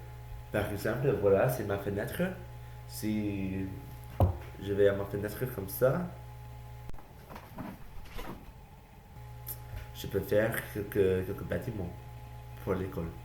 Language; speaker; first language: French; non-native, learner; English